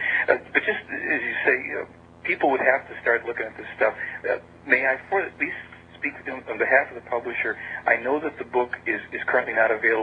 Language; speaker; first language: English; native; English